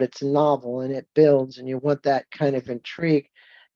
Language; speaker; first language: English; native; English